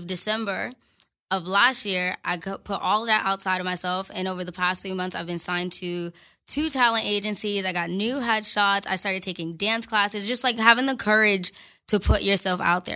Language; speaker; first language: English; native; English